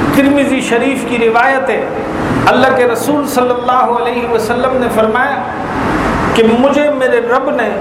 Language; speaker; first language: Urdu; native; Urdu